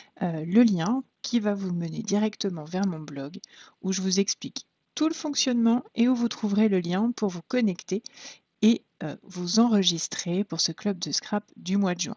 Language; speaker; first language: French; native; French